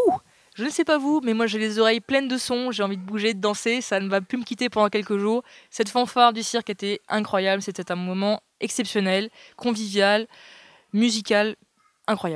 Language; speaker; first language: French; native; French